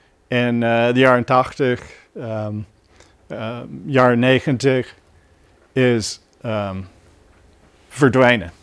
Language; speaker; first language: Dutch; non-native, fluent; English